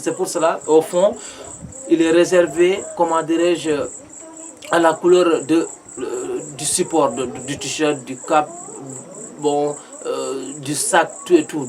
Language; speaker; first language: French; non-native, local second language; Mandingo